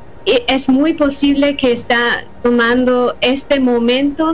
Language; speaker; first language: Spanish; non-native, fluent; English